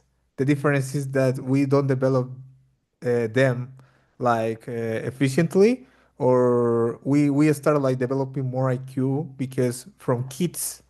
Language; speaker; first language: English; non-native, fluent; Spanish